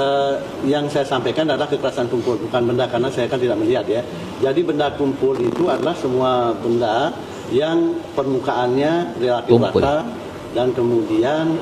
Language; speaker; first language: Indonesian; native; Indonesian